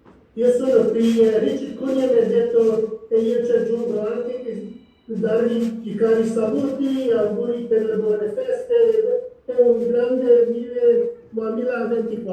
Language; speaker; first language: Italian; early bilingual, heritage; Spanish